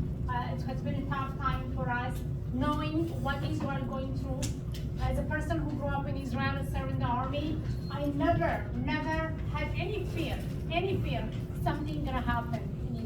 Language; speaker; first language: English; non-native, local second language; Hebrew